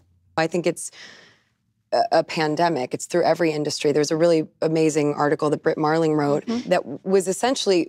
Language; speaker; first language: English; native; English